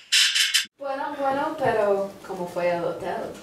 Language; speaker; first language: Spanish; non-native, learner; English